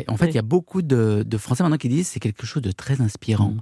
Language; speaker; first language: French; early bilingual, other home language; Arabic